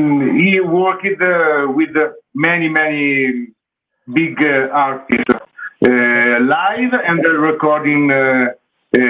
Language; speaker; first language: English; non-native, learner; Italian